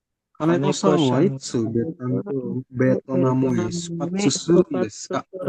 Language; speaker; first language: Japanese; non-native, learner; Indonesian